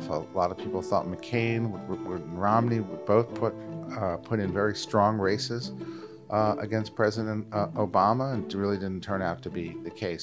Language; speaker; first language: English; native; English